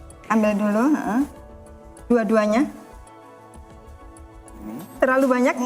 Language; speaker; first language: Indonesian; native; Indonesian